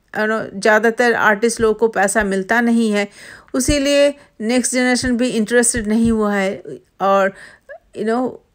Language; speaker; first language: Hindi; non-native, local second language; Bangla